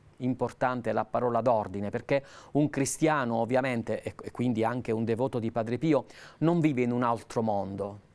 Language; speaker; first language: Italian; native; Italian